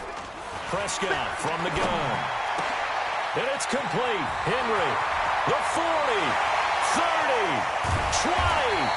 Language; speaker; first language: English; native; English